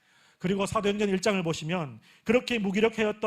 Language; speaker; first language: Korean; native; Korean